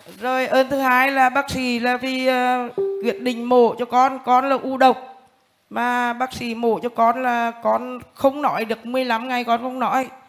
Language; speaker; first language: Vietnamese; native; Vietnamese